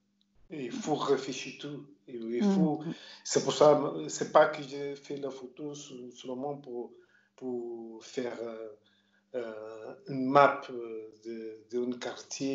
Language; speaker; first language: French; non-native, local second language; Portuguese